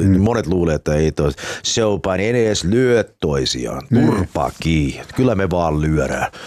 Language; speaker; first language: Finnish; early bilingual, heritage; Finnish